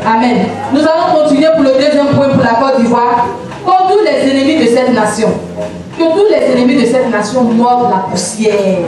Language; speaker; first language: French; non-native, local second language; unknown